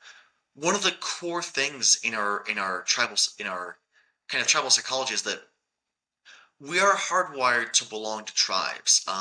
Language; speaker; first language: English; native; English